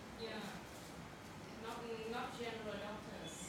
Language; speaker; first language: English; non-native, learner; Vietnamese